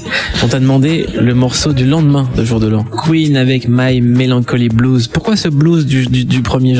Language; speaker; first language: French; native; French